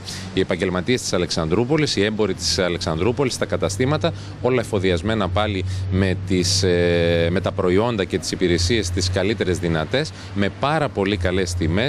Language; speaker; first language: Greek; native; Greek